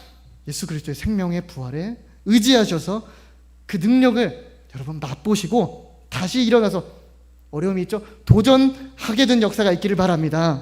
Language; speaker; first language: Korean; native; Korean